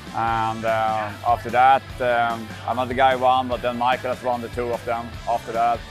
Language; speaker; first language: English; non-native, fluent; Swedish